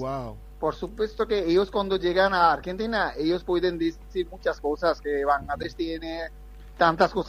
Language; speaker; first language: Spanish; non-native, fluent; Bangla